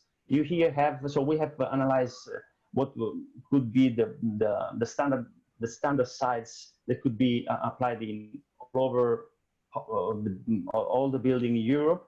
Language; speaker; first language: English; non-native, fluent; Italian